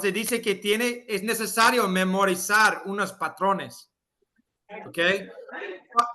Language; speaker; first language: Spanish; non-native, fluent; English